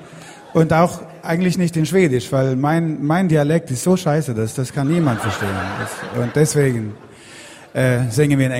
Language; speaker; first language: German; non-native, fluent; Swedish